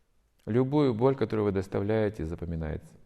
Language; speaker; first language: Russian; native; Russian